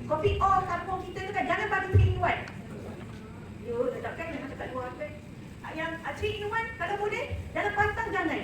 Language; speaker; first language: Malay; native; Malay